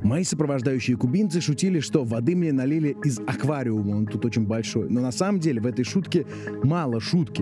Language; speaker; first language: Russian; native; Russian